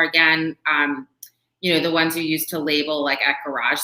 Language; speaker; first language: English; native; English